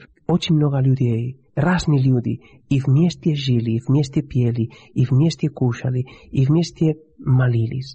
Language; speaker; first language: Russian; non-native, fluent; Spanish